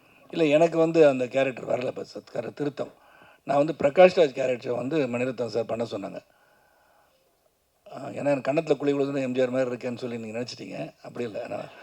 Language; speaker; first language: Tamil; native; Tamil